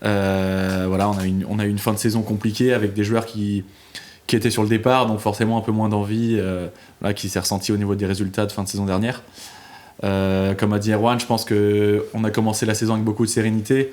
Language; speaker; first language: French; native; French